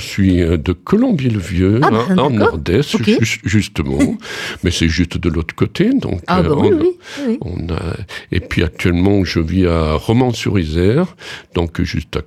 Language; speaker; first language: French; native; French